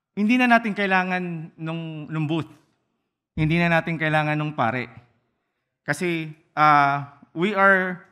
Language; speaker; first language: Filipino; native; Filipino